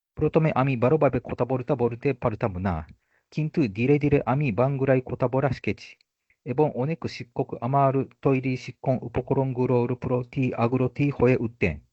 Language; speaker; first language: Bangla; non-native, fluent; Japanese